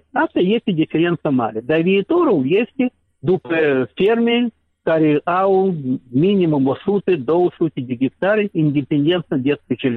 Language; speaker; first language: Romanian; non-native, local second language; Russian